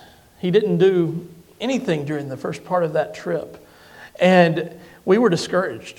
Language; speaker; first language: English; native; English